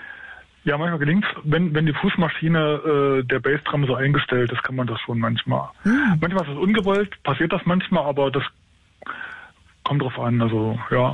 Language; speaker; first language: German; native; German